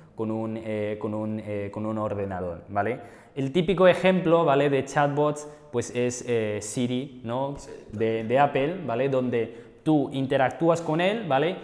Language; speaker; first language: Spanish; non-native, fluent; Chinese